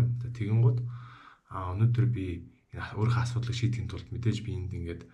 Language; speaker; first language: Mongolian; native; Mongolian